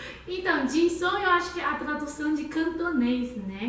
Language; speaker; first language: Portuguese; non-native, learner; Chinese